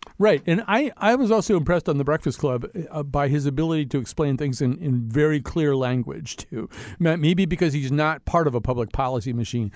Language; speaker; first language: English; native; English